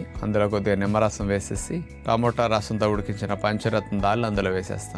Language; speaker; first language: Telugu; native; Telugu